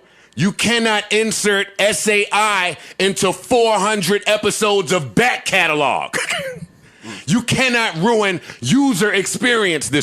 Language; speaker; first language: English; native; English